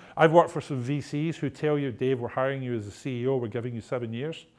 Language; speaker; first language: English; native; English